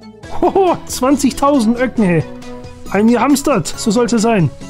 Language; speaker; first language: German; native; German